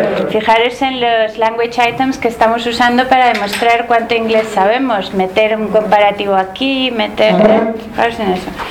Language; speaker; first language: Spanish; native; Spanish